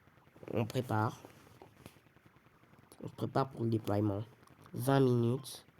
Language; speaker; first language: French; native; French